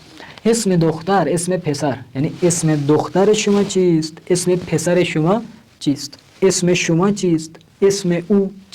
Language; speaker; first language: Persian; non-native, fluent; Urdu